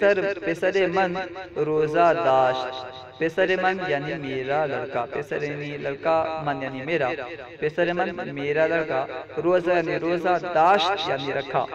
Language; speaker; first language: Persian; non-native, fluent; Urdu